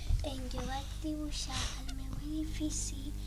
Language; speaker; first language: Catalan; non-native, local second language; Spanish